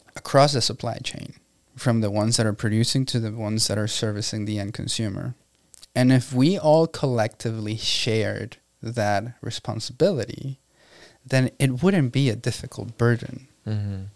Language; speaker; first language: English; non-native, fluent; Spanish